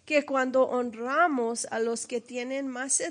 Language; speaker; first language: Spanish; early bilingual, heritage; English